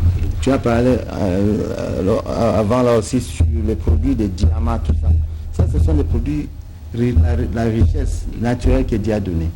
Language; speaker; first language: French; non-native, local second language; Lingala